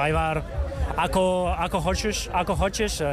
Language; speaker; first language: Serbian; non-native, learner; Spanish